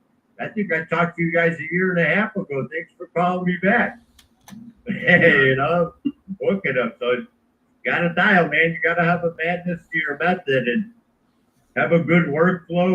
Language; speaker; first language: English; native; English